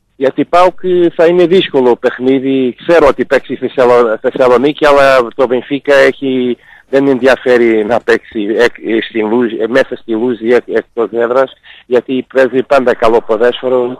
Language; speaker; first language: Greek; non-native, fluent; Portuguese